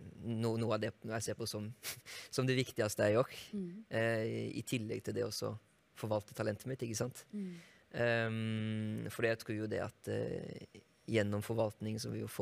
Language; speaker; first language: Norwegian; native; Norwegian